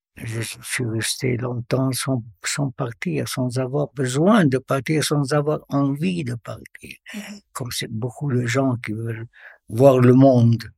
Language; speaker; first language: French; non-native, local second language; Arabic